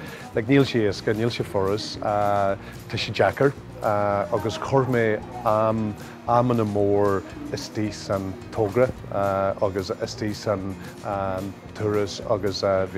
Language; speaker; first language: Irish; non-native, local second language; English